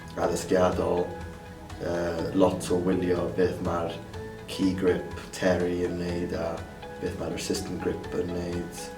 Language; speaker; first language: Welsh; non-native, local second language; English